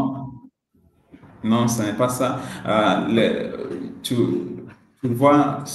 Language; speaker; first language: French; non-native, learner; Swahili